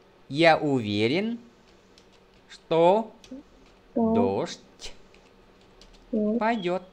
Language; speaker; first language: Russian; non-native, fluent; Vietnamese